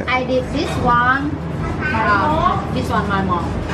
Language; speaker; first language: English; non-native, learner; Vietnamese